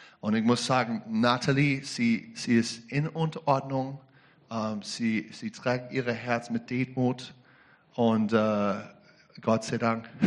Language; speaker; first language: German; non-native, learner; English